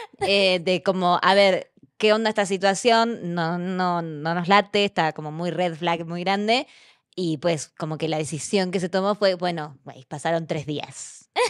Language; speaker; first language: Spanish; native; Spanish